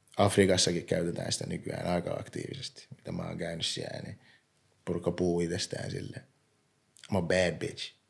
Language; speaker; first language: Finnish; early bilingual, other home language; English